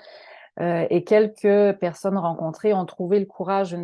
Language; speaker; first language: French; native; French